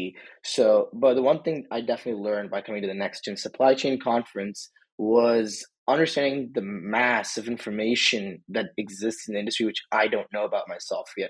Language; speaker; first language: English; native; English